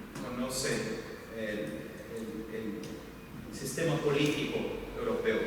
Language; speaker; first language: Spanish; non-native, fluent; Portuguese